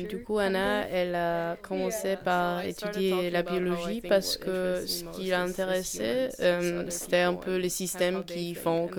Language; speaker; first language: French; non-native, fluent; Polish